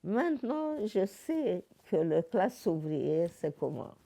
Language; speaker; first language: French; non-native, learner; Hungarian